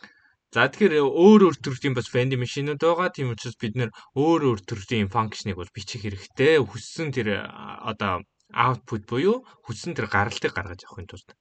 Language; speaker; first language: Mongolian; native; Mongolian